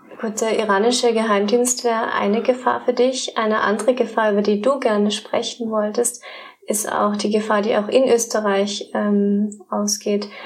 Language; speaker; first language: German; native; German